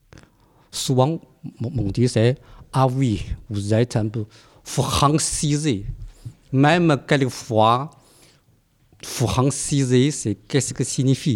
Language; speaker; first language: French; non-native, fluent; Chinese